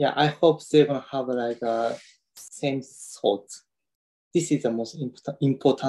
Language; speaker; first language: English; non-native, learner; Japanese